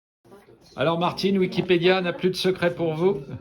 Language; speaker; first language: French; native; French